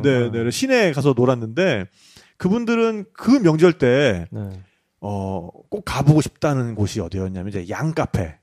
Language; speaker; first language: Korean; native; Korean